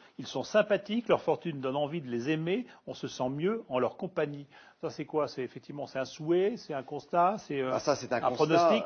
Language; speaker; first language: French; native; French